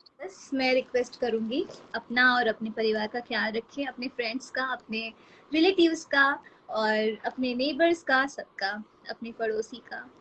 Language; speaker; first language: Hindi; non-native, local second language; Gujarati